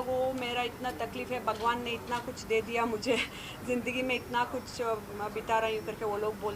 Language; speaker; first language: Hindi; non-native, local second language; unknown